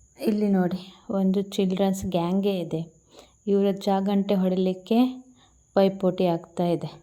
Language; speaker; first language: Kannada; non-native, local second language; Tulu